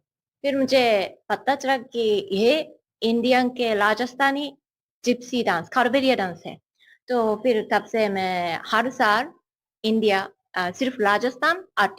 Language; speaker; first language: Hindi; non-native, learner; Japanese